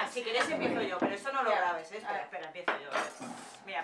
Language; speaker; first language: Spanish; native; Spanish